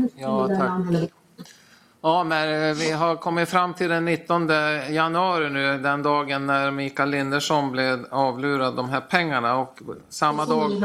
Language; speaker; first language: Swedish; native; Swedish